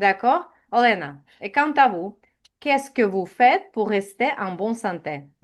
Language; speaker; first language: French; non-native, fluent; Ukrainian